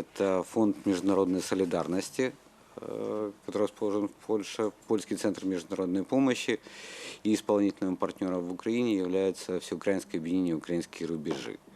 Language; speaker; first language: Russian; native; Russian